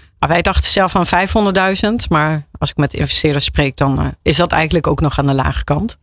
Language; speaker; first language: Dutch; native; Dutch